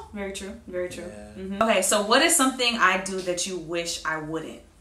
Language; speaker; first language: English; native; English